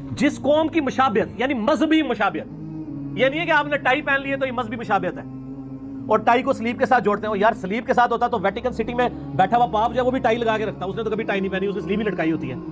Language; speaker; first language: Urdu; non-native, local second language; Punjabi